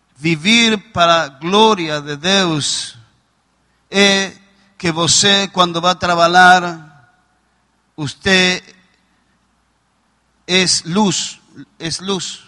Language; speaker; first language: Portuguese; non-native, learner; Spanish